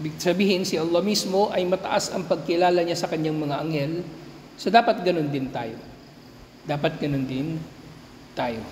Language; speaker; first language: Filipino; native; Filipino